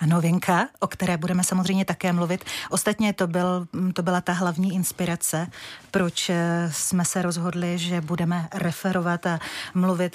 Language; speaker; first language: Czech; native; Czech